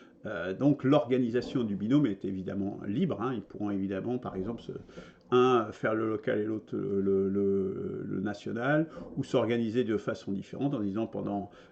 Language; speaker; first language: French; native; French